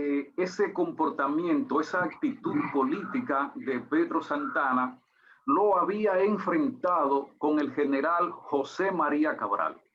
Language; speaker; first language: Spanish; native; Spanish